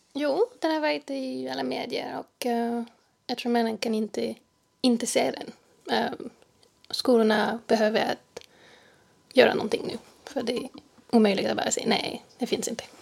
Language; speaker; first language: Swedish; non-native, fluent; French